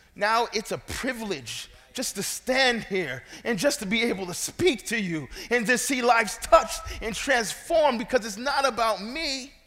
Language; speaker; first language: English; native; English